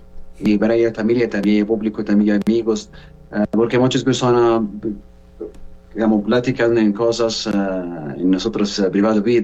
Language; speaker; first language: Spanish; non-native, learner; Arabic